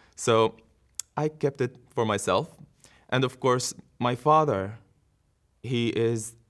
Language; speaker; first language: English; non-native, fluent; Arabic